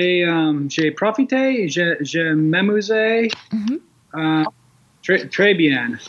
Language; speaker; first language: French; non-native, learner; English